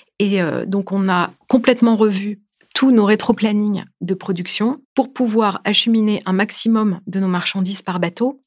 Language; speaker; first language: French; native; French